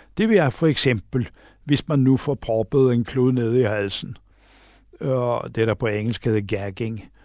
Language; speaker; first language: Danish; native; Danish